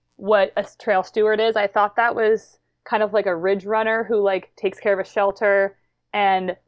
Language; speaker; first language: English; native; English